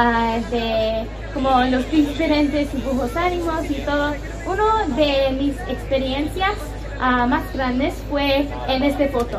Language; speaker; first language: Spanish; non-native, learner; English